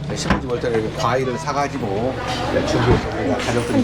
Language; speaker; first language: Korean; native; Korean